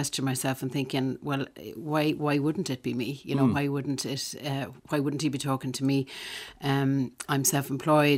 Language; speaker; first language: English; native; English